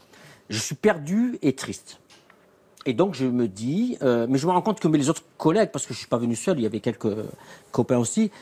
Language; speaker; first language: French; native; French